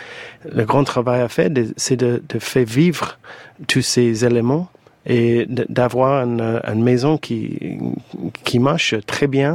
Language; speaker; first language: French; non-native, fluent; English